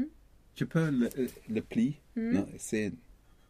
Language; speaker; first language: French; non-native, learner; Swedish